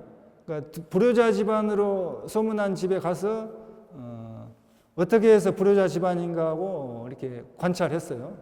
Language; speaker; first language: Korean; native; Korean